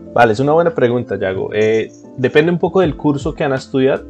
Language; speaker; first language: Spanish; early bilingual, heritage; Spanish